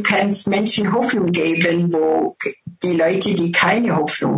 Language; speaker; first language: German; non-native, fluent; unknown